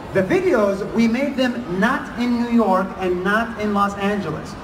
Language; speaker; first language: English; non-native, fluent; Arabic